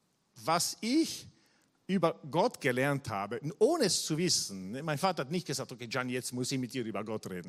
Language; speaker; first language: German; non-native, fluent; Italian